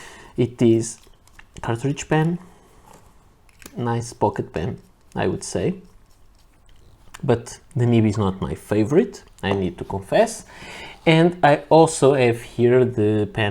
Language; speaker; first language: English; non-native, fluent; Portuguese